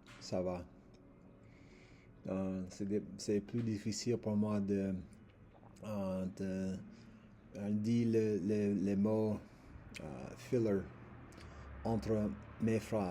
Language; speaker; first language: French; non-native, learner; English